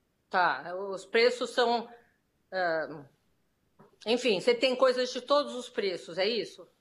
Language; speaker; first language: Portuguese; native; Portuguese